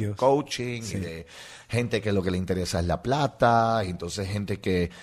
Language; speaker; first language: Spanish; non-native, local second language; English